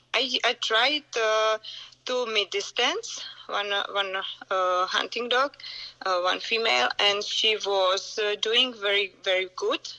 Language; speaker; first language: English; non-native, learner; Czech